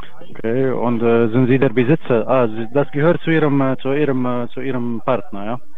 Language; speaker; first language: German; non-native, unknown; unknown